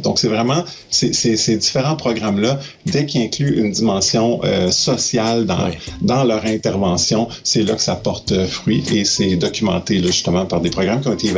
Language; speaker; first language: French; native; French